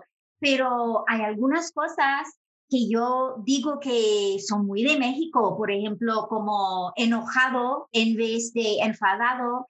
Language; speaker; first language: Spanish; non-native, fluent; English